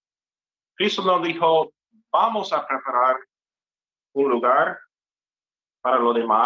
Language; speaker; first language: Spanish; non-native, fluent; English